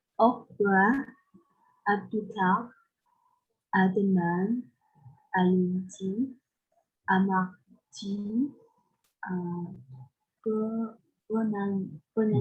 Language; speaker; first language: French; non-native, learner; Spanish